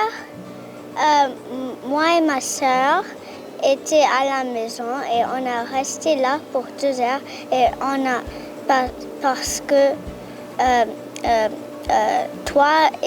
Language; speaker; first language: French; native; French